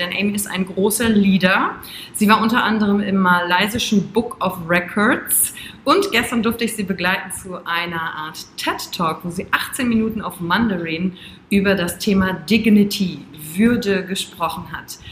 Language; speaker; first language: German; native; German